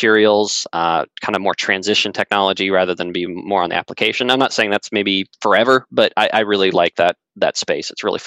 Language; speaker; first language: English; native; English